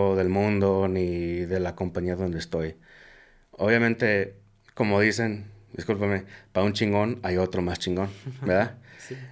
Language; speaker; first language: Spanish; early bilingual, heritage; Spanish